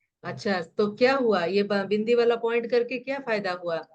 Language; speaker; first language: Hindi; native; Hindi